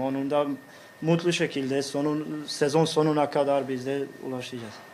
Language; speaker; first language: Turkish; non-native, fluent; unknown